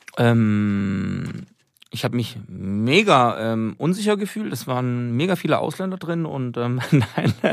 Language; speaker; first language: German; early bilingual, other home language; Albanian